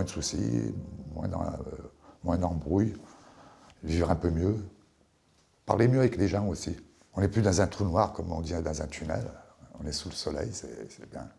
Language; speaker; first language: French; native; French